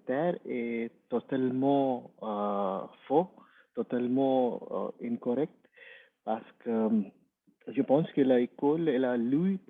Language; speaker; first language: French; non-native, learner; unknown